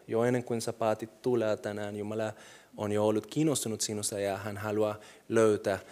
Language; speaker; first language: Finnish; non-native, fluent; Spanish